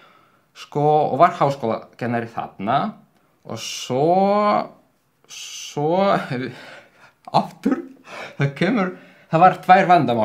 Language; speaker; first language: Icelandic; non-native, learner; Ukrainian